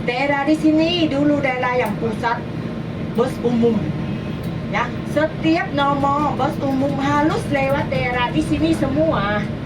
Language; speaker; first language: Indonesian; non-native, learner; Thai